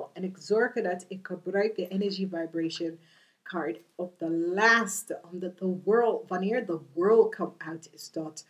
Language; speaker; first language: Dutch; non-native, fluent; English